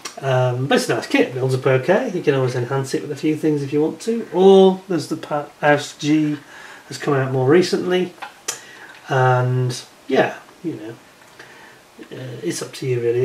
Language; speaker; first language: English; native; English